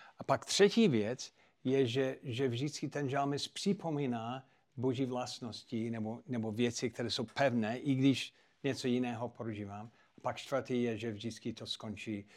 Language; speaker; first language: Czech; non-native, fluent; English